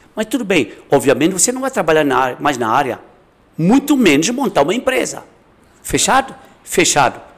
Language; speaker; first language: Portuguese; non-native, fluent; Chinese